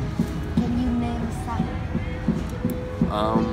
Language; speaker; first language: English; non-native, learner; Vietnamese